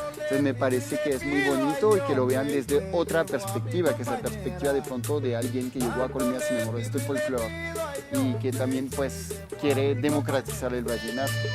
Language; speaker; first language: Spanish; non-native, fluent; French